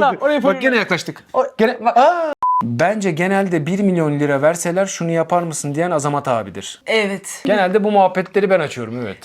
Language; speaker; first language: Turkish; non-native, fluent; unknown